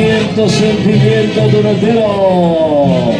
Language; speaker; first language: Spanish; native; Spanish